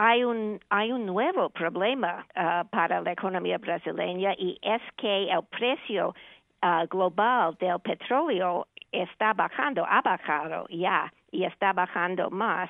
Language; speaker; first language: Spanish; non-native, fluent; English